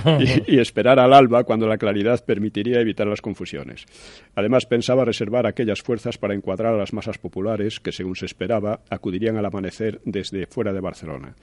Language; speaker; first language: Spanish; native; Spanish